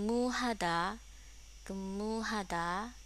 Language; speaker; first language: Korean; non-native, fluent; Indonesian